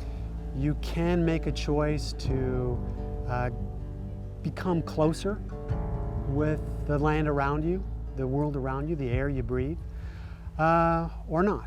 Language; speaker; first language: English; native; English